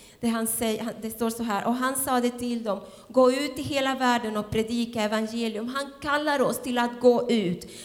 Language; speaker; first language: Swedish; non-native, fluent; Spanish